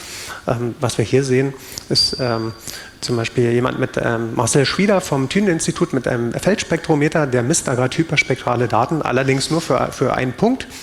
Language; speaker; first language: German; native; German